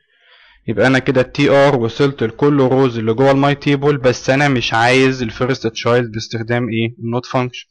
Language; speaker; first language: Arabic; native; Arabic